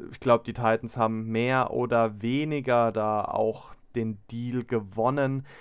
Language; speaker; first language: German; native; German